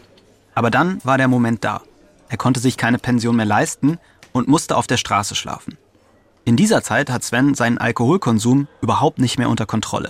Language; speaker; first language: German; native; German